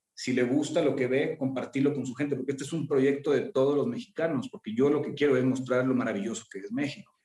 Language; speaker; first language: Spanish; native; Spanish